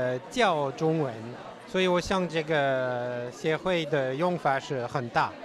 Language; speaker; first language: Chinese; non-native, fluent; French